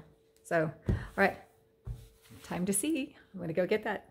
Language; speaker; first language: English; native; English